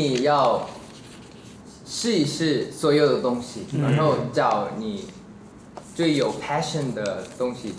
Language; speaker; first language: Chinese; early bilingual, heritage; English